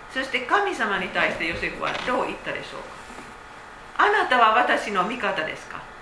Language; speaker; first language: Japanese; non-native, fluent; Finnish